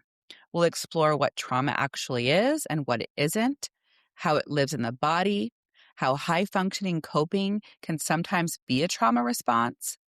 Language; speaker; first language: English; native; English